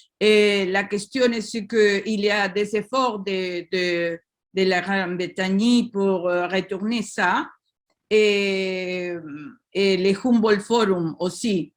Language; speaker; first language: French; non-native, learner; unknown